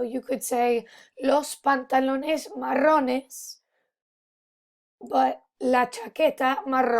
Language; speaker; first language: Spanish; non-native, fluent; English